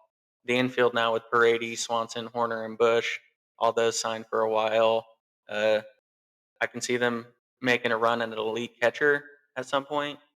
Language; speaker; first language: English; native; English